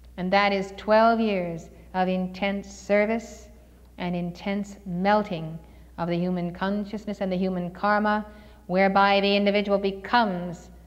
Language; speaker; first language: English; native; English